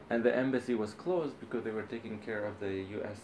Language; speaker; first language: English; non-native, fluent; Arabic